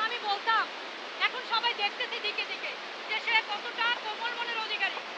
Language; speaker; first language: Bangla; native; Bangla